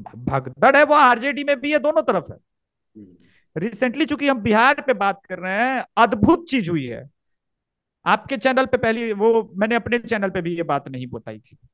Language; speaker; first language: Hindi; native; Hindi